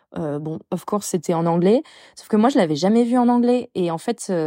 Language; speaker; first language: French; native; French